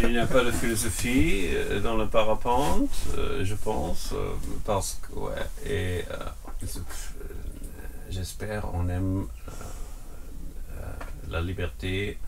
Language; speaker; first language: French; non-native, fluent; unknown